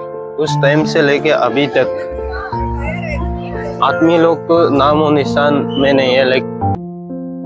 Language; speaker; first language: Hindi; non-native, local second language; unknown